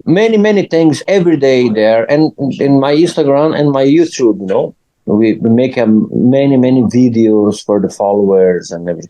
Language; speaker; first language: English; non-native, learner; Portuguese